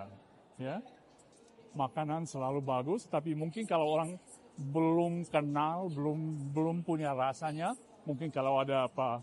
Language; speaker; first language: Indonesian; non-native, fluent; English